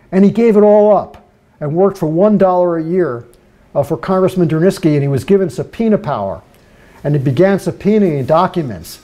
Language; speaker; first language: English; native; English